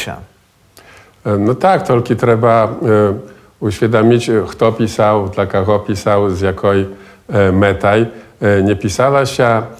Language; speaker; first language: Polish; non-native, local second language; Belarusian